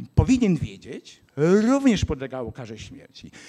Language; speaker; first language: Polish; native; Polish